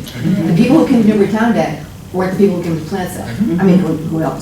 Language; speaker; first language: English; native; English